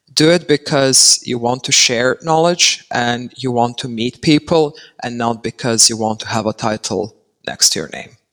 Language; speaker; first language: English; non-native, fluent; Serbian